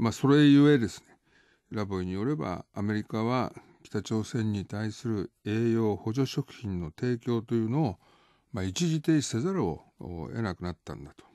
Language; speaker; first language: Japanese; native; Japanese